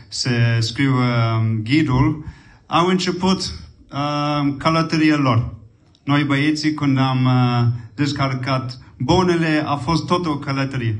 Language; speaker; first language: Romanian; non-native, fluent; English